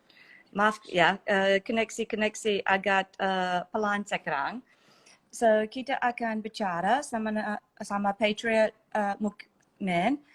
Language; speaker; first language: Indonesian; non-native, fluent; English